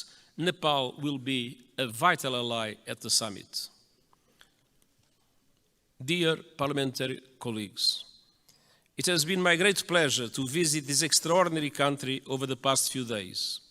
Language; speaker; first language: English; non-native, fluent; Portuguese